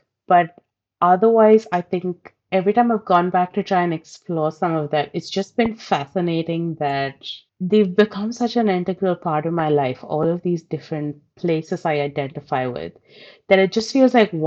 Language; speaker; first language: English; non-native, local second language; Telugu